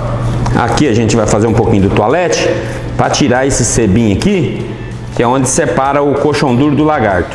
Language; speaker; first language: Portuguese; native; Portuguese